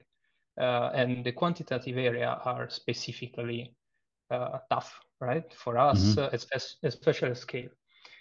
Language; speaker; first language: English; non-native, fluent; Italian